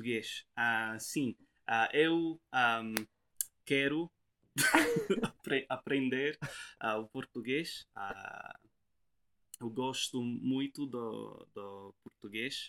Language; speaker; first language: Portuguese; non-native, learner; English